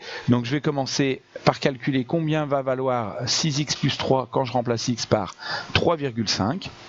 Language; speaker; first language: French; native; French